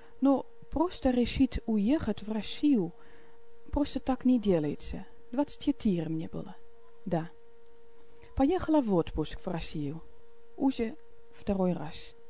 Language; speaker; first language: Russian; non-native, fluent; Dutch